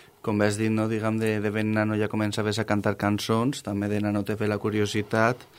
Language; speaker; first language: Catalan; native; Catalan